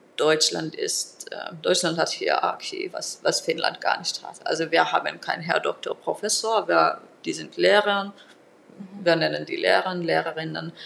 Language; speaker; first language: German; non-native, fluent; Finnish